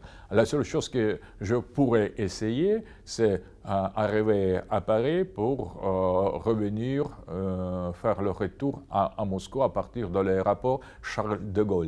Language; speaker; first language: French; non-native, fluent; Russian